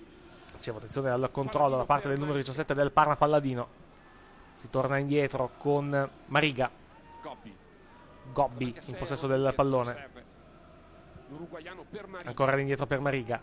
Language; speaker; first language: Italian; native; Italian